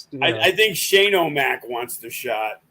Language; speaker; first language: English; native; English